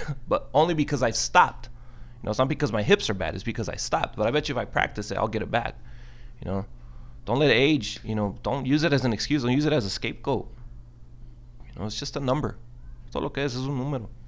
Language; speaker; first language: English; early bilingual, other home language; Spanish